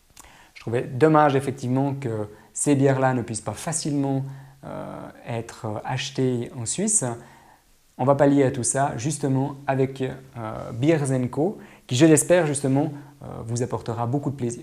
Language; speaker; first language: French; native; French